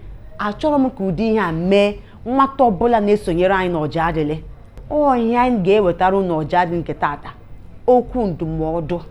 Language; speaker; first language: Igbo; native; Igbo